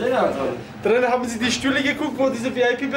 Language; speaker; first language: German; non-native, fluent; Armenian